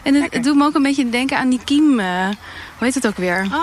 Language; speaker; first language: Dutch; native; Dutch